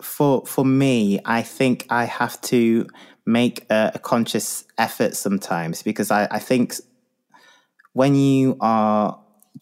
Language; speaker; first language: English; native; English